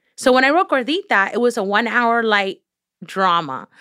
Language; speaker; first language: English; early bilingual, other home language; Spanish